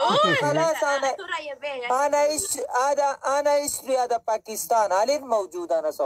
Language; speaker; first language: Arabic; non-native, learner; Pashto